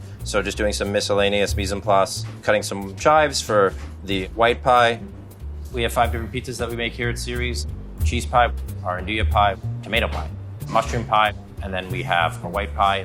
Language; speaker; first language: English; native; English